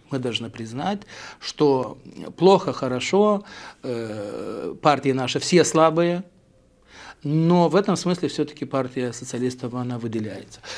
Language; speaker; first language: Russian; native; Russian